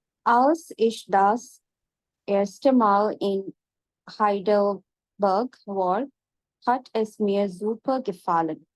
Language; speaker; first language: German; non-native, learner; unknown